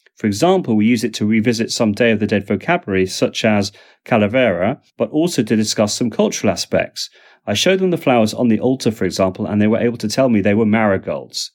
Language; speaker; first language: English; native; English